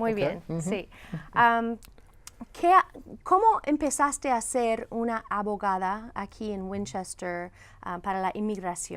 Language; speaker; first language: Spanish; non-native, fluent; English